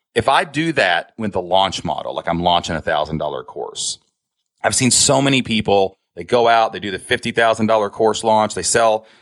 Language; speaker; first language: English; native; English